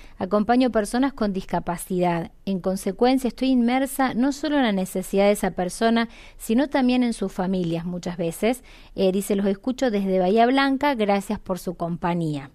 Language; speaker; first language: Spanish; native; Spanish